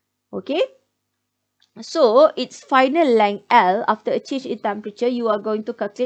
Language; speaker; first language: English; non-native, local second language; Malay